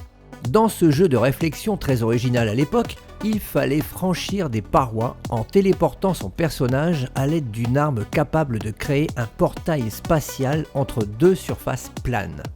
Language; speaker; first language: French; native; French